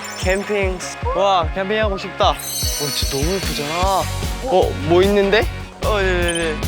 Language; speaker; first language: Korean; non-native, fluent; Thai